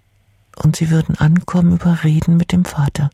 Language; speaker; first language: German; native; German